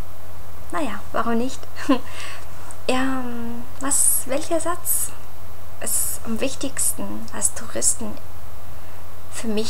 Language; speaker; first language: German; non-native, fluent; Mongolian